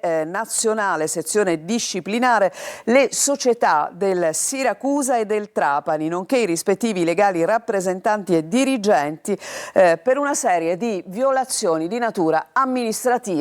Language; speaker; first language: Italian; native; Italian